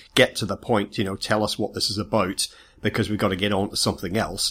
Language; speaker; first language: English; native; English